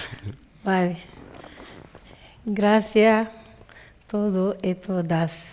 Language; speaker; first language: Spanish; non-native, learner; French